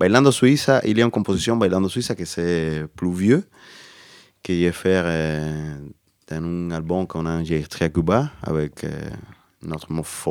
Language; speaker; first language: French; non-native, learner; Spanish